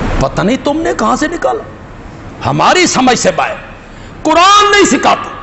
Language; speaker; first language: Urdu; non-native, local second language; Punjabi